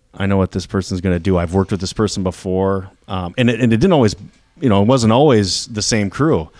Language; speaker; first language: English; native; English